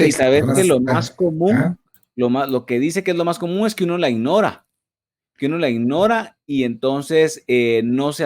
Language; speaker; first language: Spanish; native; Spanish